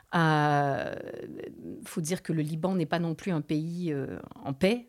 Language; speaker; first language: French; native; French